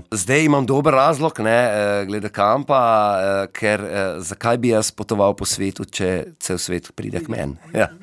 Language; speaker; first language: Slovenian; native; Slovenian